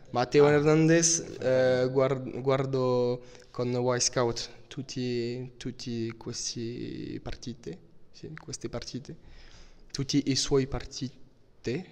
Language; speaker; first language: Italian; non-native, learner; French